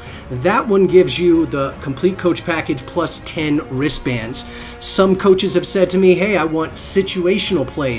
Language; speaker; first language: English; native; English